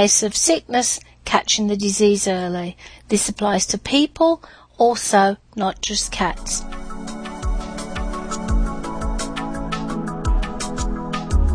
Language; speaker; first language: English; native; English